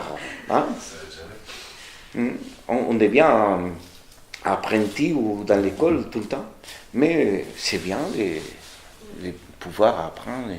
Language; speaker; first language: French; non-native, fluent; Spanish